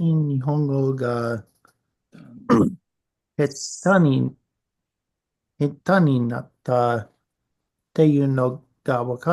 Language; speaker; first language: Japanese; non-native, learner; English